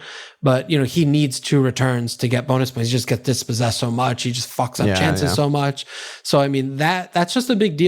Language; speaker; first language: English; native; English